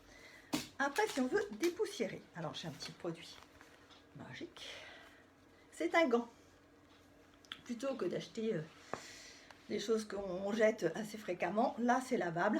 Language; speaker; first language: French; native; French